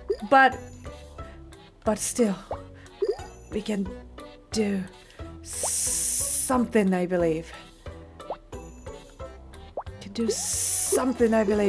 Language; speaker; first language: English; non-native, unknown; Japanese